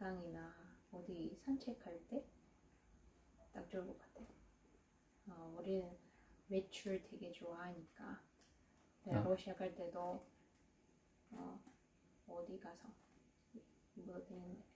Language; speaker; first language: Korean; non-native, fluent; Russian